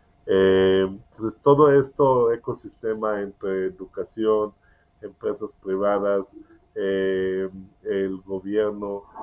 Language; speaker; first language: Spanish; non-native, learner; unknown